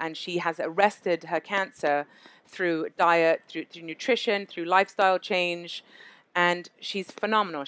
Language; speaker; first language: English; native; English